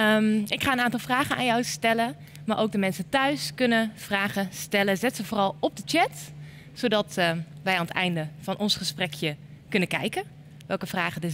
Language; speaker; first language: Dutch; native; Dutch